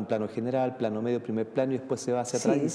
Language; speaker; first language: Spanish; native; Spanish